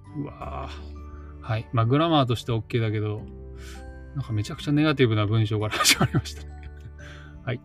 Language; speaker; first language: Japanese; native; Japanese